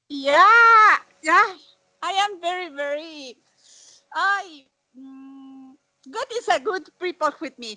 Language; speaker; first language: English; non-native, learner; Spanish